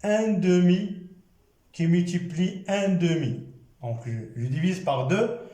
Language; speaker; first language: French; non-native, local second language; Arabic